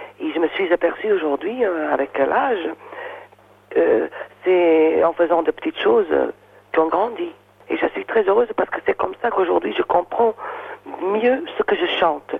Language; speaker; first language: French; non-native, fluent; Portuguese